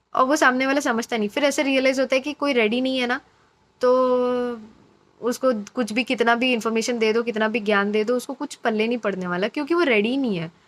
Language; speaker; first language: Hindi; non-native, local second language; Marathi